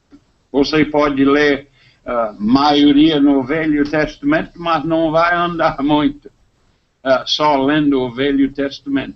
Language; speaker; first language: Portuguese; non-native, fluent; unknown